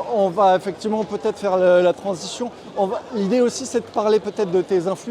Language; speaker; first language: French; native; French